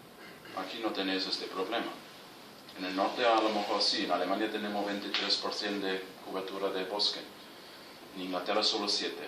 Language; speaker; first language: Spanish; non-native, fluent; German